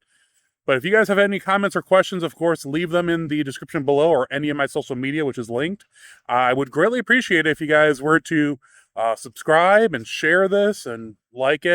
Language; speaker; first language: English; native; English